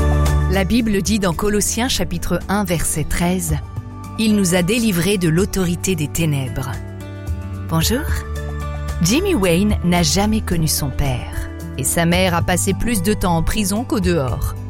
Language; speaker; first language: French; native; French